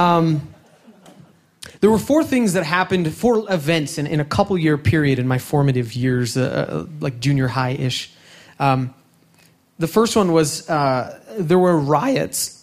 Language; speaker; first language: English; native; English